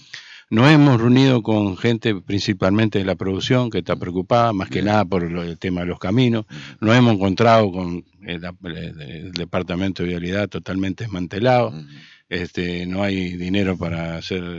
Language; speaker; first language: Spanish; native; Spanish